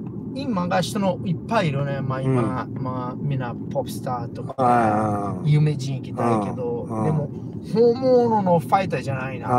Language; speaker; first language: Japanese; non-native, learner; Portuguese